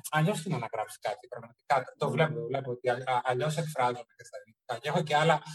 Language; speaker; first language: Greek; early bilingual, heritage; Greek